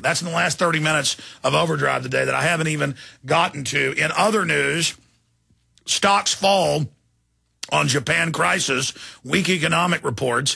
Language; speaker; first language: English; native; English